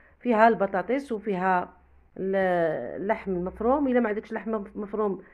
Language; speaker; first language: Arabic; native; Arabic